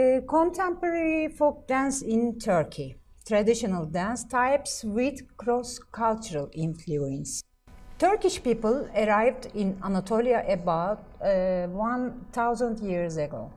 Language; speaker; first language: English; non-native, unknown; Turkish